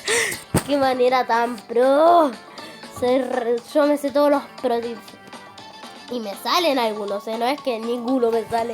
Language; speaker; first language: Spanish; native; Spanish